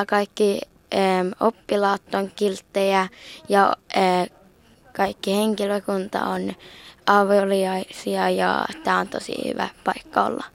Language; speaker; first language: Finnish; early bilingual, heritage; Finnish